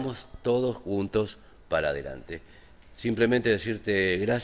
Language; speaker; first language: Spanish; native; Spanish